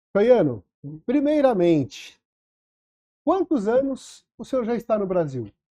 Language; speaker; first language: Portuguese; native; Portuguese